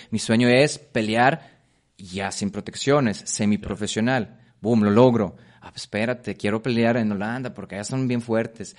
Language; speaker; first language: Spanish; non-native, fluent; Polish